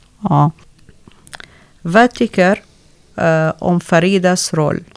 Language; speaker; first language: Swedish; non-native, learner; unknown